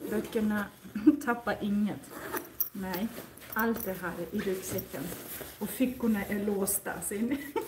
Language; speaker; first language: Swedish; non-native, fluent; Russian